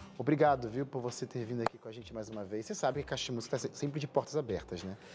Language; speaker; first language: Portuguese; native; Portuguese